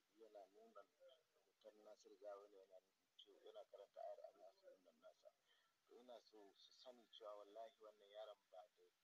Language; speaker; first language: Hausa; native; Hausa